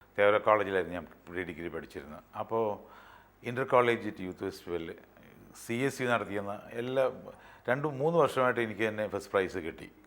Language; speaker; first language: Malayalam; native; Malayalam